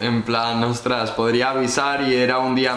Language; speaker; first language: Spanish; native; Spanish